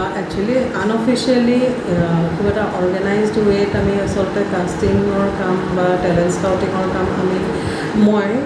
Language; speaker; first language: Assamese; native; Assamese